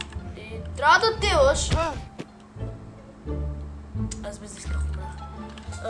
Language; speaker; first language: Bulgarian; early bilingual, heritage; Bulgarian